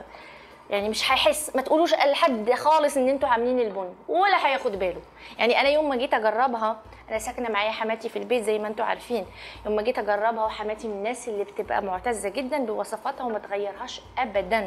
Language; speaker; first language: Arabic; native; Arabic